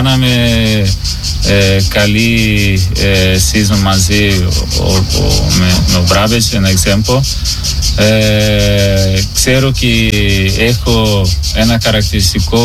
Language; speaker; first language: Greek; non-native, learner; Portuguese